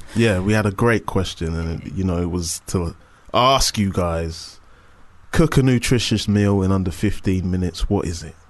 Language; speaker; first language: English; native; English